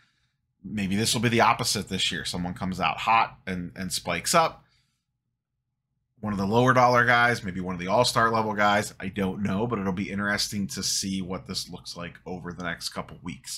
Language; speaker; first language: English; native; English